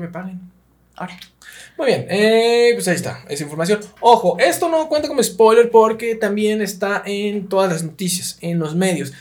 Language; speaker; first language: Spanish; native; Spanish